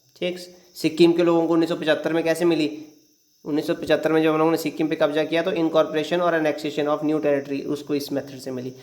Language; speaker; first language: Hindi; native; Hindi